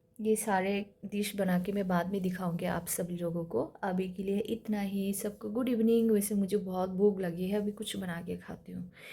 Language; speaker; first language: Hindi; non-native, local second language; Kok Borok